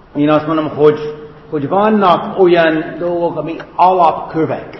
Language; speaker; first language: Hungarian; non-native, fluent; English